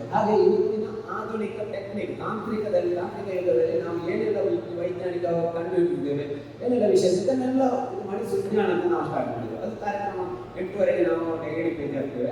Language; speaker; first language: Kannada; non-native, local second language; Tulu